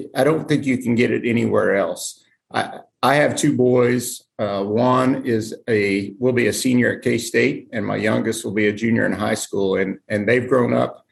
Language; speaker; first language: English; native; English